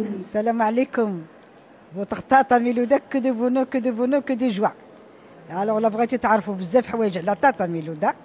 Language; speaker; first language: French; non-native, learner; Arabic